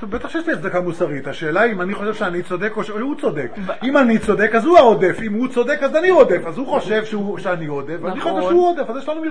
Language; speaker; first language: Hebrew; native; Hebrew